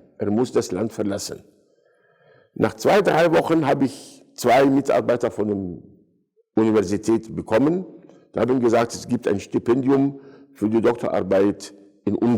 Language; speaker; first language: German; non-native, fluent; Arabic